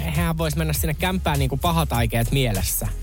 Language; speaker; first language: Finnish; native; Finnish